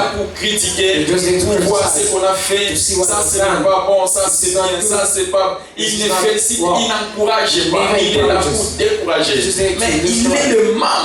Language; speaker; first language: French; non-native, local second language; Lingala